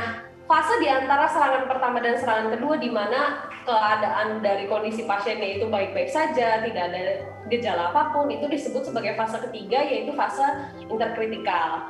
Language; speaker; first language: Indonesian; native; Indonesian